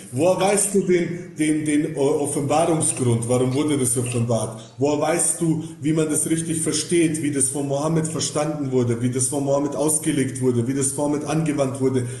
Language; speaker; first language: German; early bilingual, other home language; Bosnian